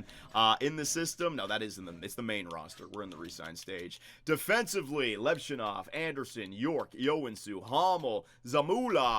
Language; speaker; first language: English; native; English